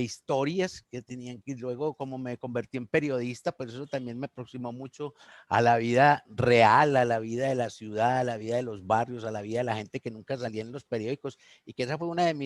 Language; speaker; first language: Spanish; native; Spanish